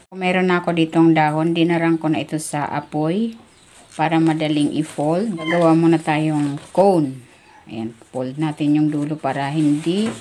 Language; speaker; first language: Filipino; non-native, local second language; Bikol